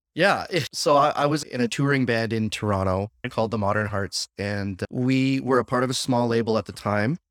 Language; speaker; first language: English; native; English